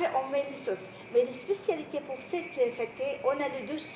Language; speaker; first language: French; non-native, learner; Arabic